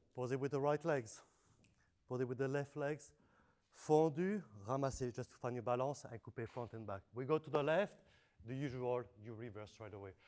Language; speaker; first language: English; non-native, fluent; French